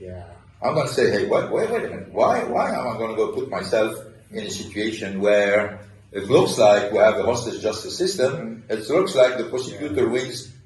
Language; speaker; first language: English; non-native, fluent; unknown